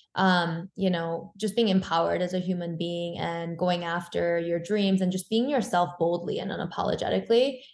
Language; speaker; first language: English; early bilingual, other home language; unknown